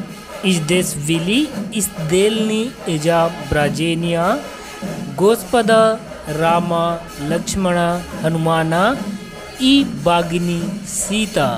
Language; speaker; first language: Russian; non-native, learner; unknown